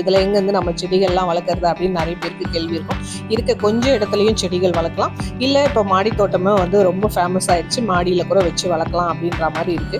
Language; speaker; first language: Tamil; native; Tamil